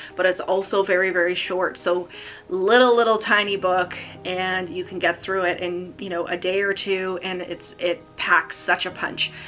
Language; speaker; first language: English; native; English